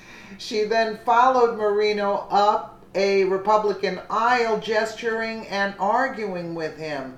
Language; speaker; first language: English; native; English